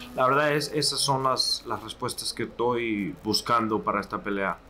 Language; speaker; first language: Spanish; early bilingual, heritage; Spanish